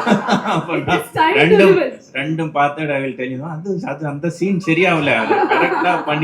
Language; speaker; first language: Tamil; non-native, local second language; Malayalam